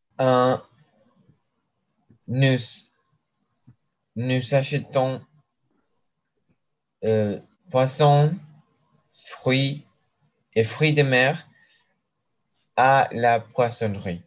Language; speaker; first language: French; non-native, learner; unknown